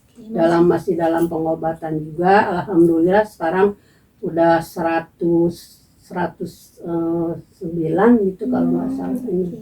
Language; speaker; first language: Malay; non-native, local second language; Sundanese